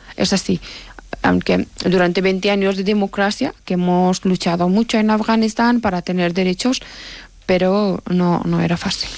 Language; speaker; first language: Spanish; non-native, fluent; Persian